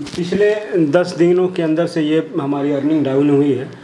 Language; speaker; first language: Hindi; native; Hindi